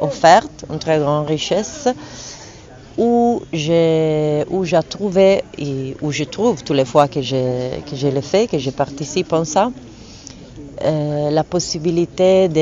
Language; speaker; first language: French; non-native, fluent; Italian